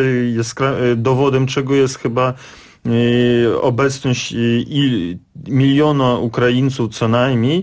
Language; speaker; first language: Polish; non-native, fluent; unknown